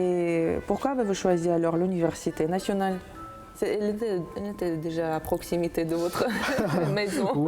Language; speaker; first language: French; non-native, fluent; Uzbek